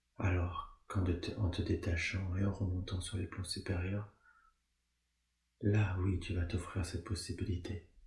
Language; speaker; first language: French; native; French